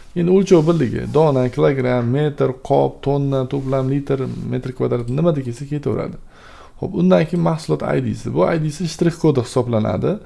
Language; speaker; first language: Uzbek; native; Uzbek